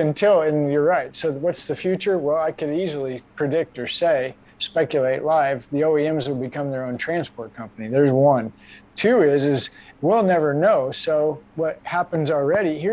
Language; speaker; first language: English; native; English